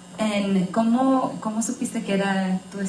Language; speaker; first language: Spanish; early bilingual, heritage; Spanish